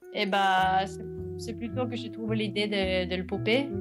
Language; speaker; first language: French; non-native, learner; Norwegian